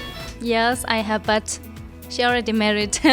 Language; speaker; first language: English; non-native, learner; Chinese